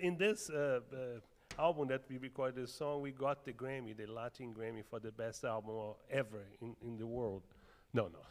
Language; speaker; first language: English; non-native, fluent; Portuguese